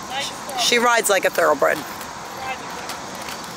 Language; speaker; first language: English; native; English